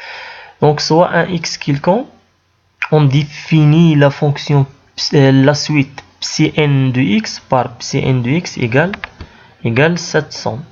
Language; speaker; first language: French; non-native, local second language; Arabic